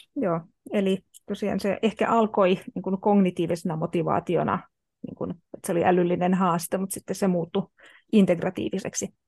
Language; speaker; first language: Finnish; native; Finnish